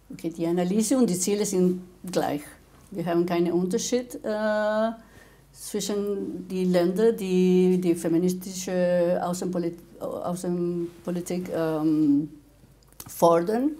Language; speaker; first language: German; non-native, fluent; Spanish